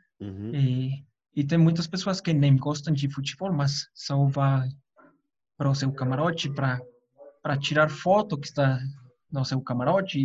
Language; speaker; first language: Portuguese; non-native, fluent; Spanish